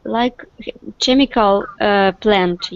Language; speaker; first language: English; non-native, learner; Russian